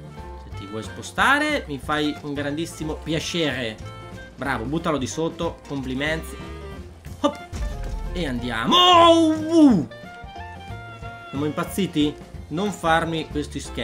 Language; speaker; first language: Italian; native; Italian